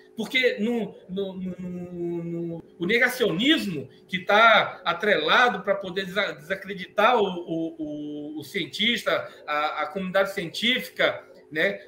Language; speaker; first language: Portuguese; native; Portuguese